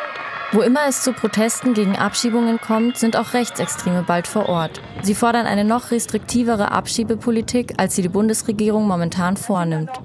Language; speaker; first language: German; native; German